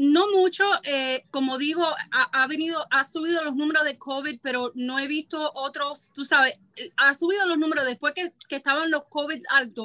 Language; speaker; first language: Spanish; early bilingual, heritage; Spanish